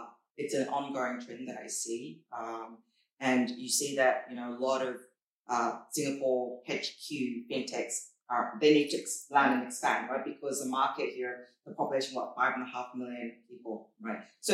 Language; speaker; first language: English; native; English